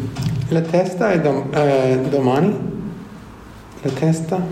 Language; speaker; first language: Italian; non-native, learner; English